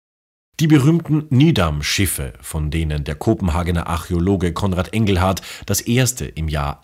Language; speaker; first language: German; native; German